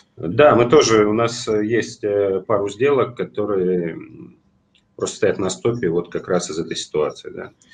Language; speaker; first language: Russian; native; Russian